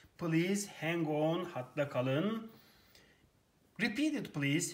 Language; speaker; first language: English; non-native, fluent; Turkish